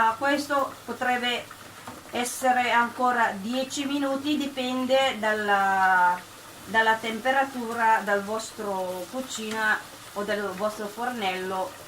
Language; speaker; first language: Italian; non-native, fluent; Filipino